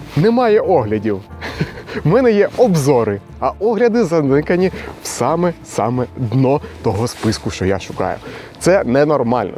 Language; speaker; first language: Ukrainian; non-native, local second language; Russian